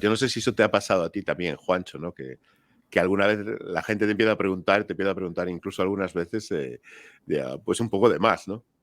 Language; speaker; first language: Spanish; native; Spanish